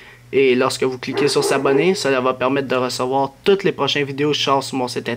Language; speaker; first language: French; native; French